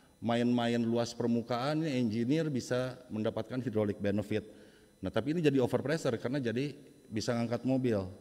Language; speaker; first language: Indonesian; native; Indonesian